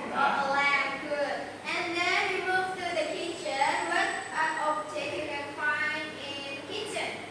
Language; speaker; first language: English; non-native, learner; Indonesian